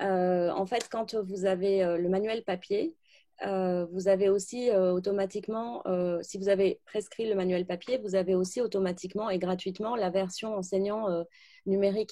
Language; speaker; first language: French; native; French